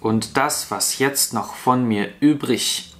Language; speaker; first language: German; non-native, fluent; Russian